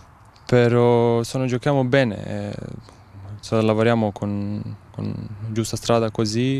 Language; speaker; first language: Italian; non-native, learner; Croatian